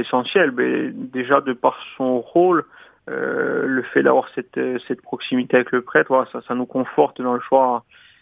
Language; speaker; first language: French; native; French